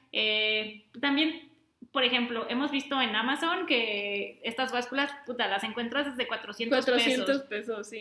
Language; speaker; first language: Spanish; native; Spanish